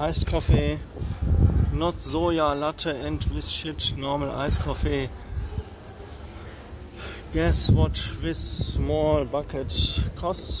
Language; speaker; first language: English; non-native, fluent; German